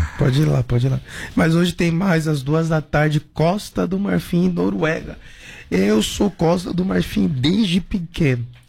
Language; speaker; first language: Portuguese; native; Portuguese